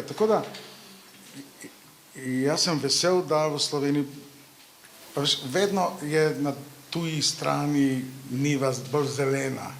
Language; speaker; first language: Slovenian; non-native, fluent; Macedonian